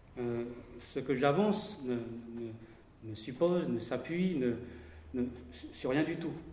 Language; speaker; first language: French; non-native, local second language; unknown